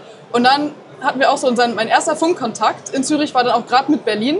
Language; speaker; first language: German; native; German